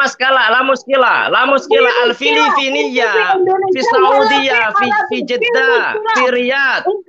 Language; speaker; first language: Arabic; non-native, learner; Indonesian